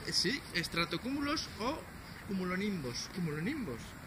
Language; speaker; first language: Spanish; native; Spanish